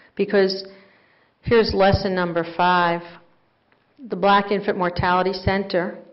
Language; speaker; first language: English; native; English